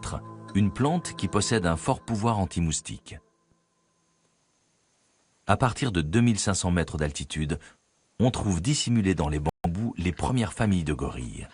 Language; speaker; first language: French; native; French